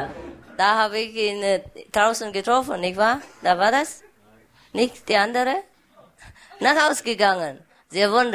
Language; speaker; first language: German; non-native, fluent; Vietnamese